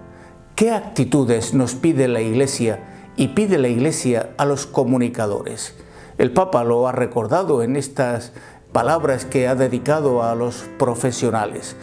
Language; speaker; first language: Spanish; native; Spanish